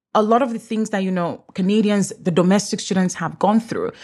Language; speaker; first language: English; native; English